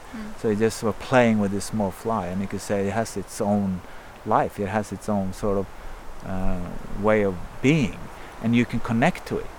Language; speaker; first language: English; non-native, fluent; Norwegian